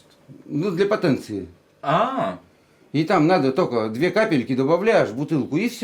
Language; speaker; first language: Russian; native; Russian